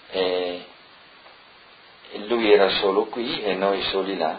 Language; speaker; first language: Italian; non-native, local second language; Friulian